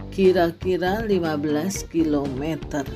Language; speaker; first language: Arabic; non-native, fluent; Indonesian